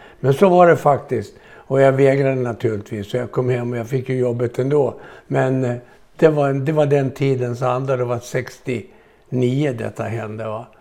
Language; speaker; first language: Swedish; native; Swedish